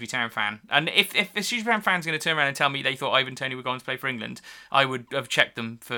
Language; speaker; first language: English; native; English